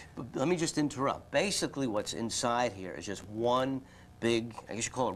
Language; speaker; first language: English; native; English